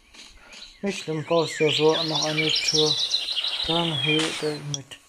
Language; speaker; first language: German; non-native, learner; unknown